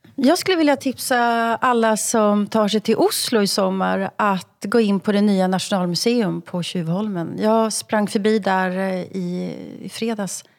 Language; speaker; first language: Swedish; native; Swedish